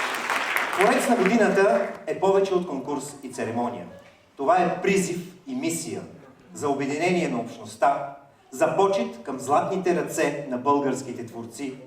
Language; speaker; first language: Bulgarian; native; Bulgarian